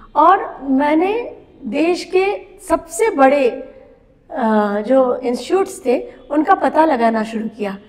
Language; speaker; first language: Hindi; non-native, local second language; Bangla